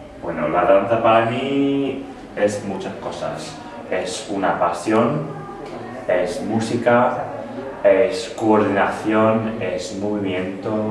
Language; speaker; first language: Spanish; non-native, fluent; English